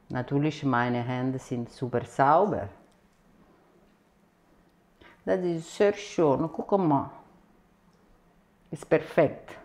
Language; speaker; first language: German; non-native, fluent; Italian